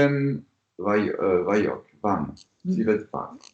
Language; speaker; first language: Hungarian; non-native, learner; French